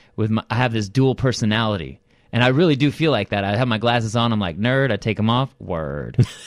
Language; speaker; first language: English; early bilingual, other home language; Russian